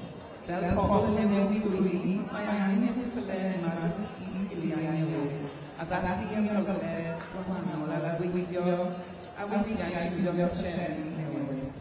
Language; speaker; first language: Welsh; native; Welsh